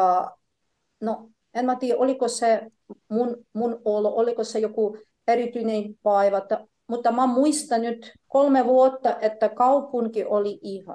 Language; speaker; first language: Finnish; non-native, fluent; Polish